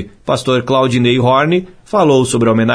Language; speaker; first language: Portuguese; native; Portuguese